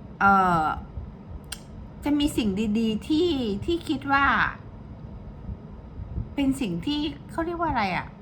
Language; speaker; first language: Thai; native; Thai